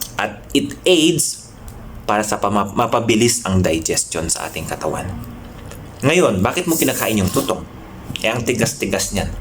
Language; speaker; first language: Filipino; non-native, local second language; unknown